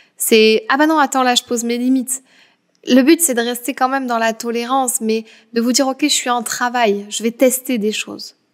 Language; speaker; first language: French; native; French